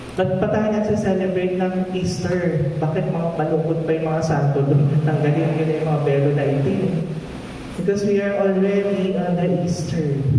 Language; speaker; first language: Filipino; non-native, local second language; Pampanga